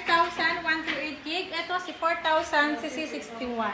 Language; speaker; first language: Filipino; native; Filipino